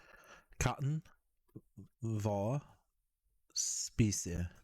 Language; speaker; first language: Norwegian; non-native, learner; English